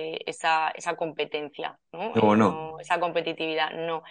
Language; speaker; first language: Spanish; native; Spanish